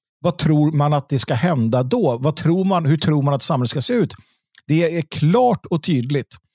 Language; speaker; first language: Swedish; native; Swedish